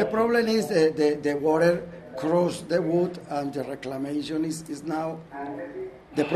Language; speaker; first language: English; non-native, learner; Spanish